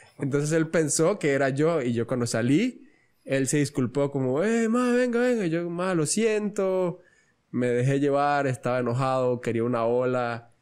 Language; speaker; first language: Spanish; native; Spanish